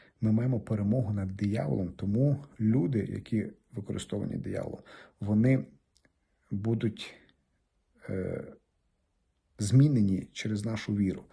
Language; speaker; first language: Ukrainian; native; Ukrainian